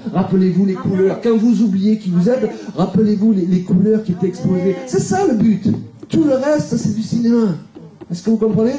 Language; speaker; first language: French; native; French